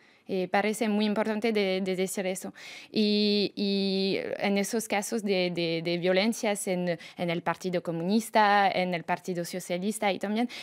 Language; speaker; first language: Spanish; non-native, fluent; French